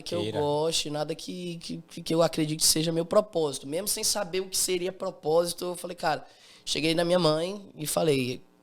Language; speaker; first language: Portuguese; native; Portuguese